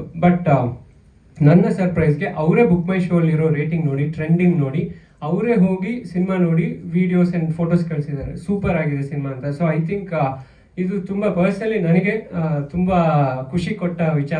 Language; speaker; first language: Kannada; native; Kannada